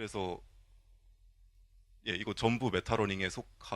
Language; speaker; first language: Korean; native; Korean